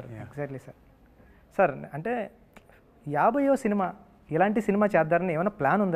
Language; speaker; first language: Telugu; native; Telugu